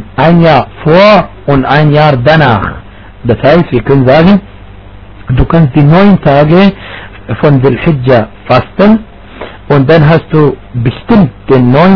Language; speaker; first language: German; non-native, fluent; Arabic